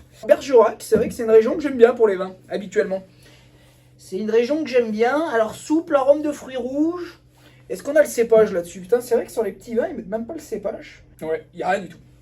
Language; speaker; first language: French; native; French